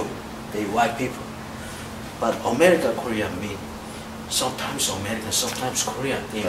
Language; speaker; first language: English; non-native, learner; Korean